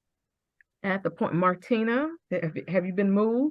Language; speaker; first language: English; native; English